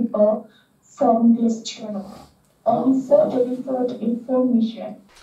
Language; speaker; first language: English; non-native, learner; Indonesian